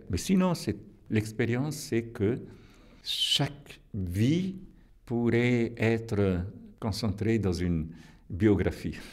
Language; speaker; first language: French; non-native, local second language; Italian